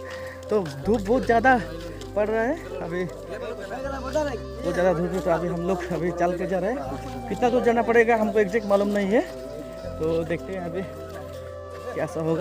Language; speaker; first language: Hindi; non-native, local second language; Nepali